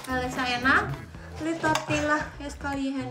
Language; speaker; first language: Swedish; non-native, fluent; Indonesian